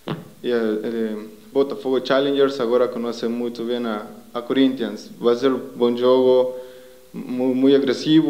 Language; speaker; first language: Portuguese; non-native, learner; Spanish